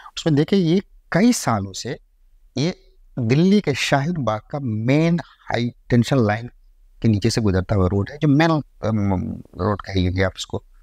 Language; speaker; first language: Hindi; native; Hindi